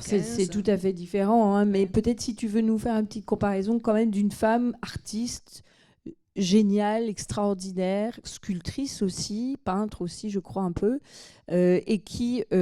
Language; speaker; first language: French; native; French